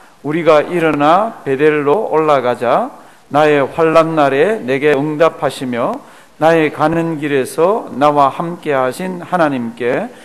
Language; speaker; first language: Korean; native; Korean